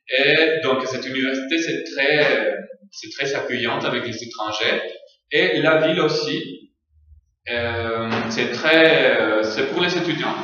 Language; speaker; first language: French; non-native, fluent; Spanish